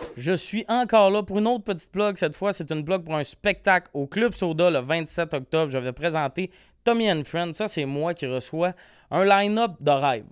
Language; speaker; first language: French; native; French